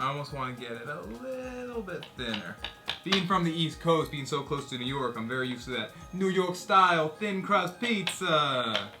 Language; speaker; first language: English; native; English